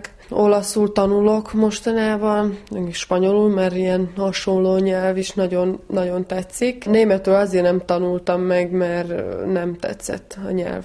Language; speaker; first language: Hungarian; early bilingual, heritage; Hungarian